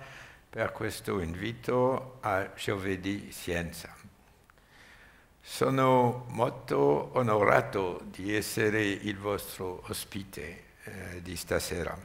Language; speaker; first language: Italian; non-native, learner; French